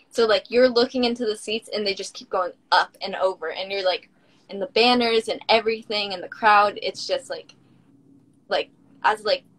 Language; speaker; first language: English; native; English